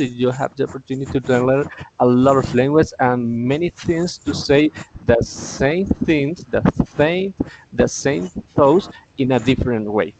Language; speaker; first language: English; non-native, learner; Spanish